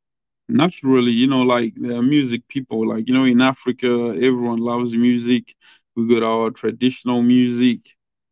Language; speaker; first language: English; non-native, local second language; Shona